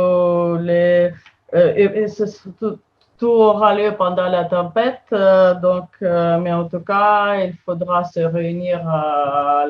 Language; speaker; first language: French; non-native, fluent; Russian